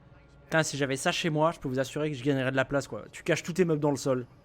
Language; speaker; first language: French; native; French